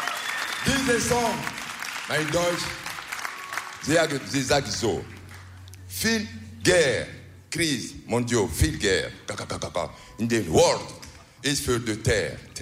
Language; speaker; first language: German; non-native, learner; French